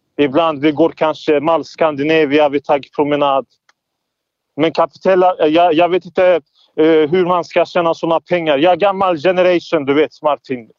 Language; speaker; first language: Swedish; non-native, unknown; Turkish